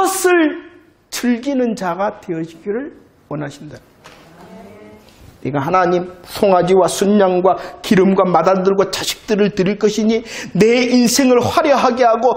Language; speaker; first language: Korean; native; Korean